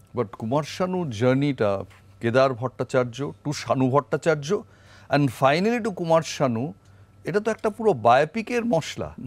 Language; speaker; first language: Bangla; native; Bangla